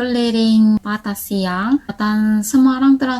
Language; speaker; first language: Indonesian; non-native, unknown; Korean